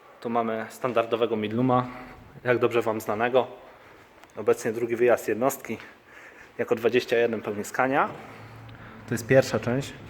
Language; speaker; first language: Polish; native; Polish